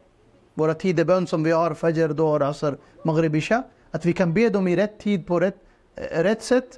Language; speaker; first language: Swedish; non-native, fluent; Urdu